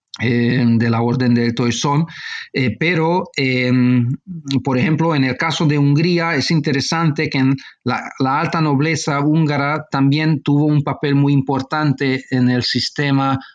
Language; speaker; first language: Spanish; non-native, fluent; Hungarian